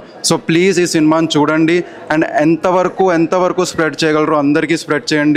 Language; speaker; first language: Telugu; native; Telugu